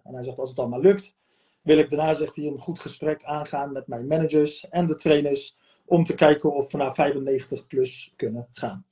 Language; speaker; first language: Dutch; early bilingual, other home language; Turkish